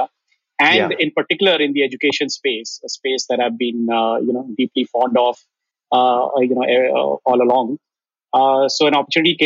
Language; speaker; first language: English; non-native, local second language; Hindi